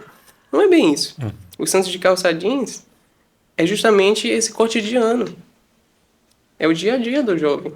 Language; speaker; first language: Portuguese; native; Portuguese